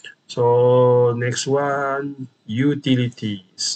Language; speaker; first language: English; non-native, local second language; Malay